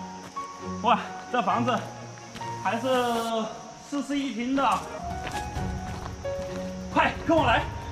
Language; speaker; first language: Chinese; native; Chinese